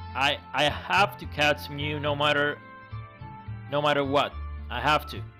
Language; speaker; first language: English; non-native, fluent; Greek